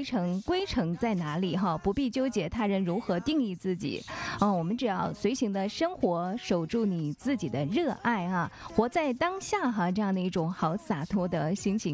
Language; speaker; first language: Chinese; native; Chinese